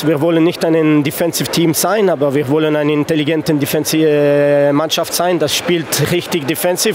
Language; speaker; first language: German; non-native, fluent; French